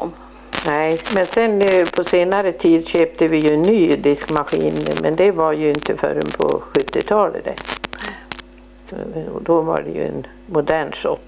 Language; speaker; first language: Swedish; native; Swedish